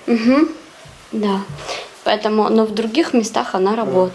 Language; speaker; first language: Russian; native; Russian